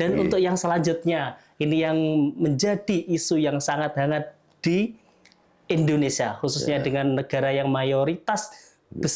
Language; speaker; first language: Indonesian; native; Indonesian